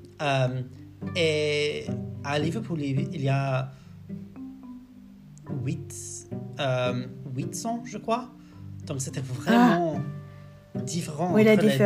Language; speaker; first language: French; non-native, learner; English